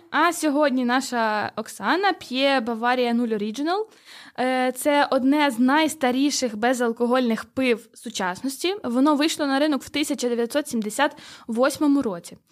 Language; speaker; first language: Ukrainian; native; Ukrainian